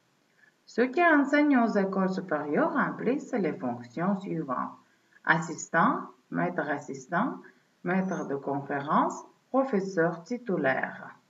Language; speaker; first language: French; non-native, fluent; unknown